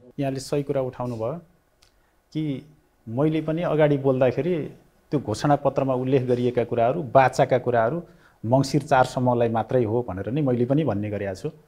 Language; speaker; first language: Nepali; native; Nepali